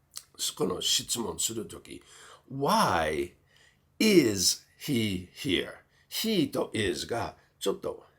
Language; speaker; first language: Japanese; non-native, fluent; English